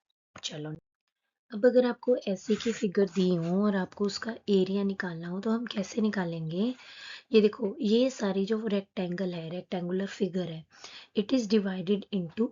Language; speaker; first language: Hindi; native; Hindi